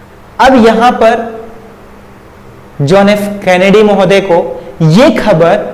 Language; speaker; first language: Hindi; native; Hindi